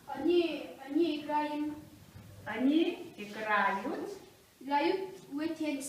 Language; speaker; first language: Russian; non-native, learner; Mongolian